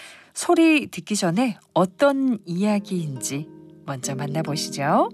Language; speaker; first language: Korean; native; Korean